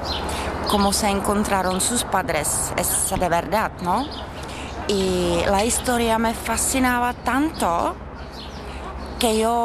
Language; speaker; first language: Spanish; non-native, learner; Czech